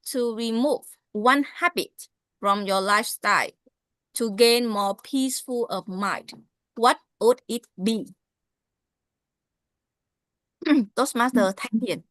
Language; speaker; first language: English; non-native, learner; Vietnamese